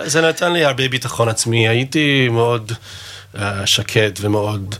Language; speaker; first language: Hebrew; non-native, fluent; English